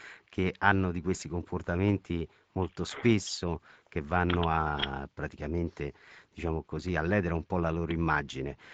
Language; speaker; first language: Italian; native; Italian